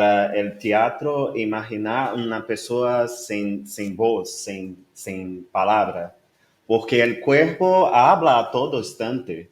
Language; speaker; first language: Spanish; non-native, learner; Portuguese